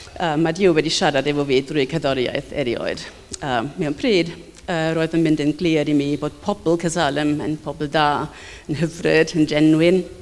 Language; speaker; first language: Welsh; non-native, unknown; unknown